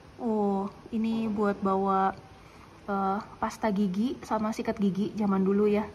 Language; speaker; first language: Indonesian; native; Indonesian